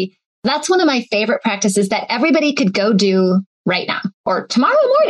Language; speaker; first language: English; native; English